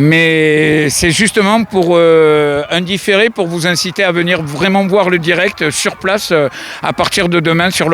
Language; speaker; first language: French; native; French